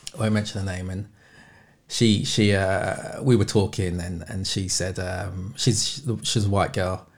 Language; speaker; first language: English; native; English